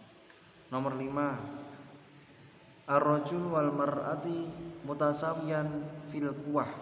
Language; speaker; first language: Arabic; non-native, learner; Indonesian